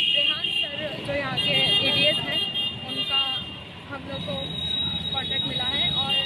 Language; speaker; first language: Hindi; native; Hindi